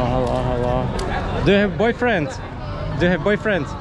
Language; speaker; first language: English; non-native, learner; Slovak